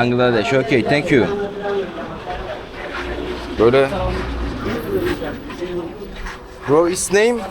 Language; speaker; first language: English; non-native, learner; Turkish